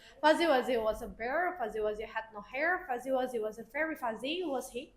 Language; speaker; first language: English; non-native, learner; Indonesian